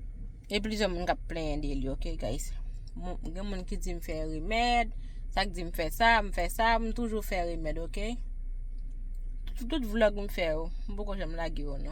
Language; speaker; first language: French; non-native, learner; Haitian Creole